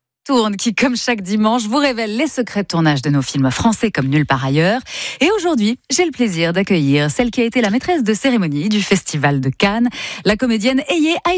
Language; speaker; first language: French; native; French